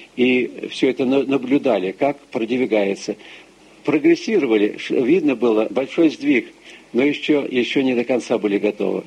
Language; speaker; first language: Russian; early bilingual, heritage; Russian